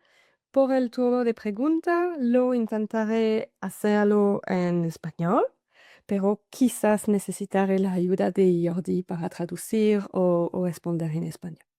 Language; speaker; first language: Spanish; non-native, fluent; French